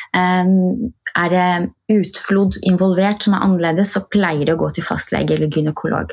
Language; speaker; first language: Norwegian; early bilingual, other home language; Arabic